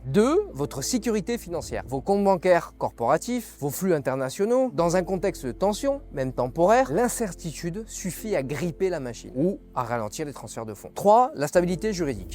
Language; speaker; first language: French; native; French